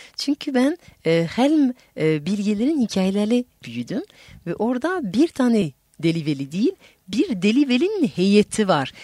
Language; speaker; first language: Turkish; non-native, fluent; French